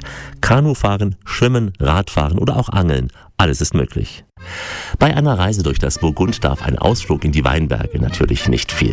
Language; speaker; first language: German; native; German